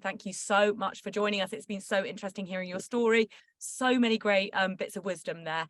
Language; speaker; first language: English; native; English